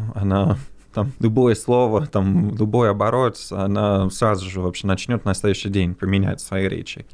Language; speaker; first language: Russian; non-native, fluent; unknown